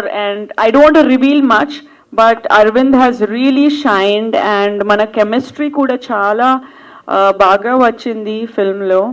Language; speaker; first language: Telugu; non-native, fluent; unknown